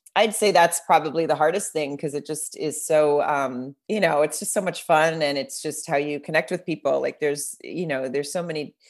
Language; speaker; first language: English; native; English